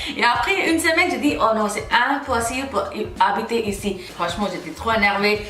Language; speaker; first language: French; non-native, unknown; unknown